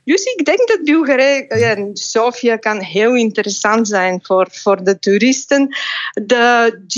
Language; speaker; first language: Dutch; non-native, fluent; Bulgarian